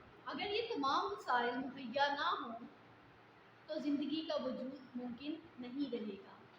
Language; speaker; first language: Urdu; native; Urdu